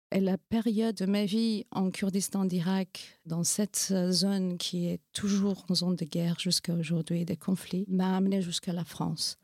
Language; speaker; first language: French; non-native, fluent; Kurdish